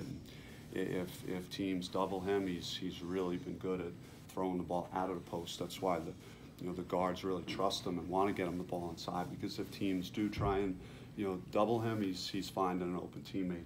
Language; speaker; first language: English; native; English